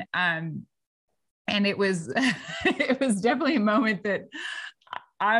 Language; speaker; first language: English; native; English